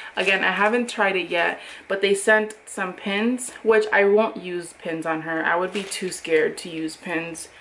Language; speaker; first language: English; native; English